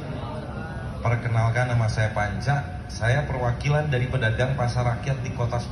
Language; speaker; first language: Indonesian; native; Indonesian